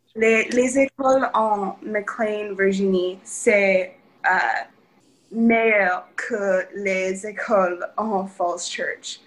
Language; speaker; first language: French; non-native, learner; English